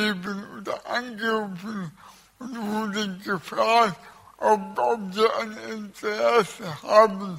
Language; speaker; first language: German; early bilingual, other home language; Russian